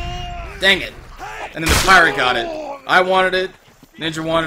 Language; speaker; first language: English; native; English